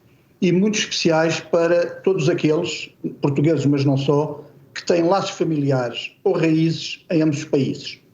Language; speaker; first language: Portuguese; native; Portuguese